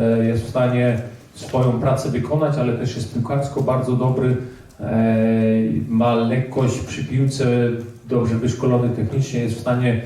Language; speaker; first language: Polish; early bilingual, heritage; Polish